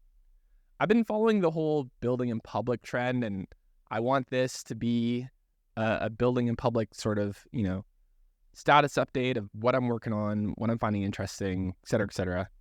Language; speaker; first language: English; native; English